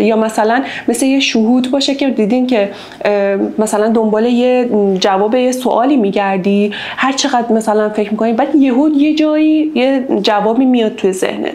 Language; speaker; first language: Persian; native; Persian